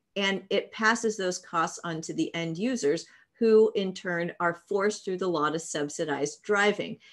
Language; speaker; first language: English; native; English